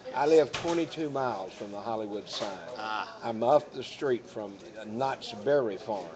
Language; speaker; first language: English; native; English